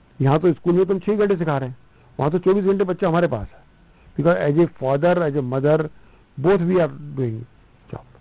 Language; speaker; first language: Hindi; non-native, local second language; Punjabi